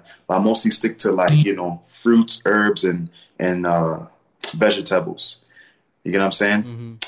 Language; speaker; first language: English; native; English